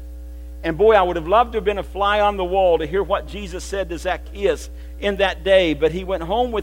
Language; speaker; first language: English; native; English